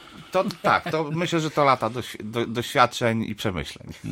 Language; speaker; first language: Polish; native; Polish